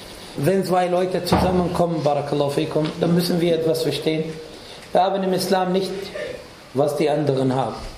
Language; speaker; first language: German; non-native, fluent; Arabic